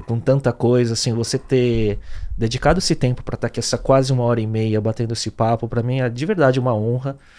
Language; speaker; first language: Portuguese; native; Portuguese